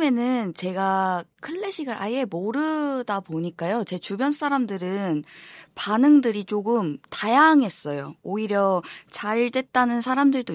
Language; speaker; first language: Korean; native; Korean